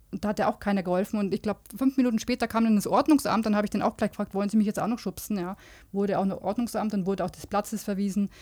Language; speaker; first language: German; native; German